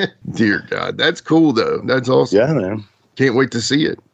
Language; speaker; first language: English; native; English